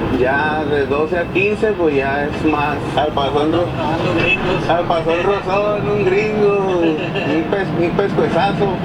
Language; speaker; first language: Spanish; native; Spanish